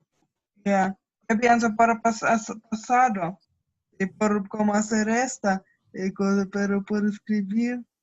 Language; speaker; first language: Spanish; non-native, learner; Russian